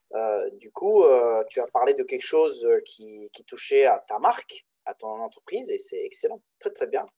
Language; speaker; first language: French; non-native, local second language; Arabic